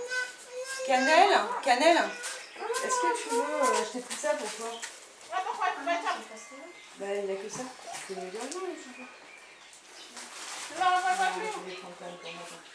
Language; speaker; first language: French; native; French